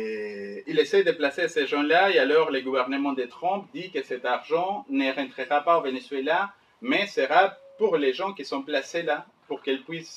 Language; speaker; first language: French; non-native, fluent; Spanish